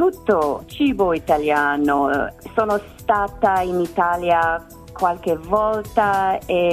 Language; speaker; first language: Italian; non-native, learner; English